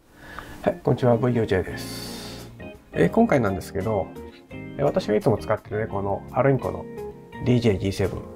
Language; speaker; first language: Japanese; native; Japanese